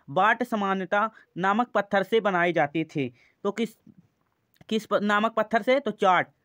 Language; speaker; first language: Hindi; native; Hindi